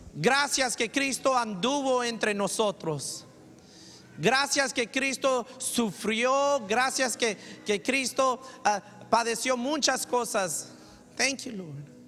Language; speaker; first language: Spanish; early bilingual, heritage; Spanish